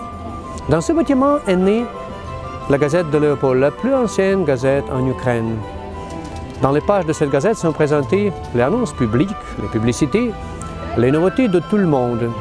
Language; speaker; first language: French; non-native, fluent; Ukrainian